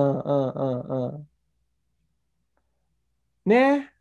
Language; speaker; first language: Japanese; native; Japanese